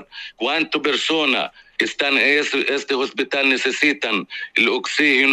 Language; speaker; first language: Spanish; non-native, fluent; Arabic